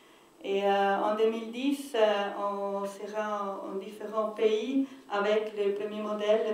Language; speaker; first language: French; non-native, local second language; German